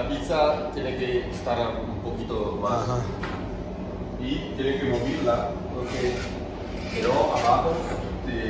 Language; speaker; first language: Spanish; non-native, learner; Italian